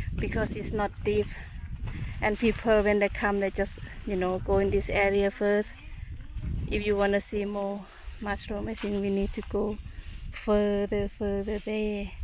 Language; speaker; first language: English; non-native, fluent; Thai